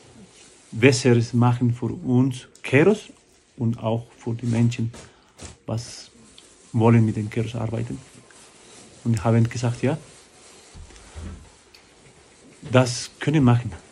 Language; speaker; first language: German; non-native, learner; Spanish